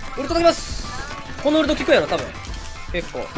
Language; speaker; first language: Japanese; native; Japanese